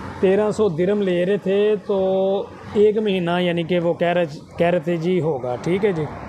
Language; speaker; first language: Urdu; non-native, local second language; Punjabi